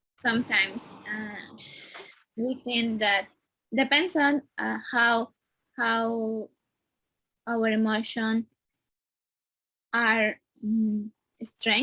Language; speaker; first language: English; non-native, learner; Spanish